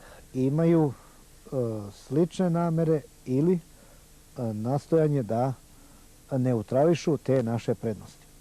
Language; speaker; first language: Bosnian; native; Bosnian